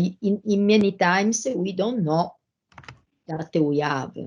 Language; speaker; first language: English; non-native, learner; Italian